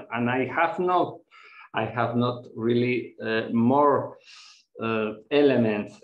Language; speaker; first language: English; non-native, fluent; Spanish